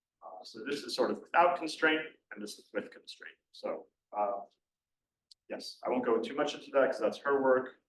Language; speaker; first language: English; native; English